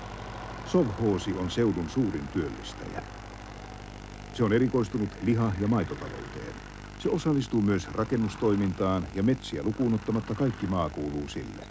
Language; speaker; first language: Finnish; native; Finnish